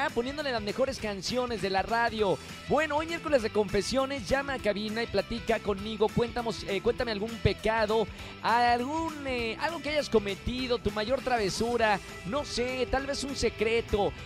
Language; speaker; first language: Spanish; native; Spanish